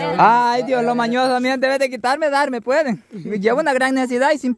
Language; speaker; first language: Spanish; native; Spanish